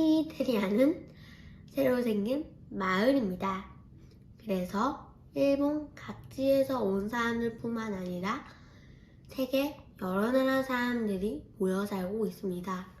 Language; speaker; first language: Korean; early bilingual, heritage; Korean